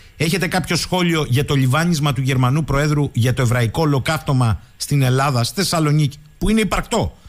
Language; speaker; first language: Greek; native; Greek